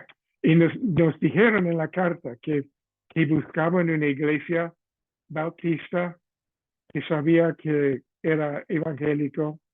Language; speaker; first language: Spanish; non-native, fluent; English